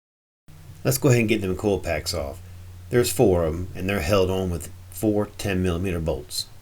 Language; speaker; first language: English; native; English